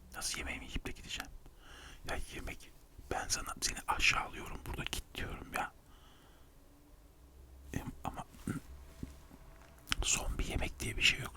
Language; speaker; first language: Turkish; native; Turkish